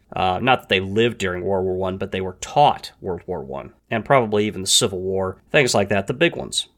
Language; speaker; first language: English; native; English